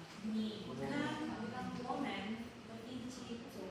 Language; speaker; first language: Chinese; non-native, learner; Filipino